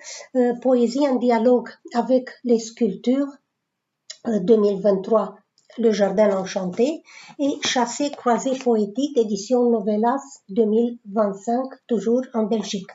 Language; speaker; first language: French; non-native, fluent; Romanian